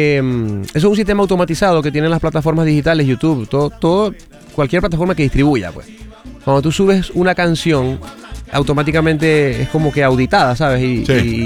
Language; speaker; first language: Spanish; native; Spanish